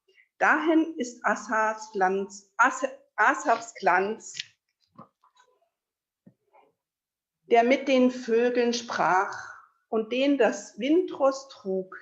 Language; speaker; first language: German; native; German